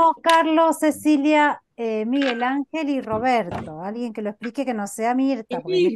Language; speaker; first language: Spanish; native; Spanish